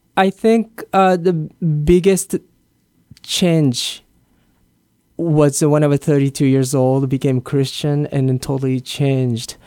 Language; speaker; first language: English; non-native, learner; Japanese